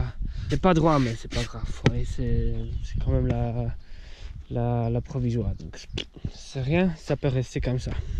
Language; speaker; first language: French; non-native, fluent; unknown